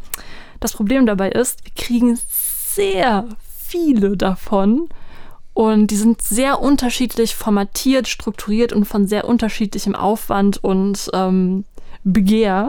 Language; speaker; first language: German; native; German